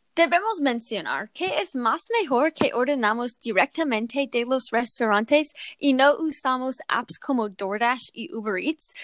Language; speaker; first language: Spanish; non-native, learner; English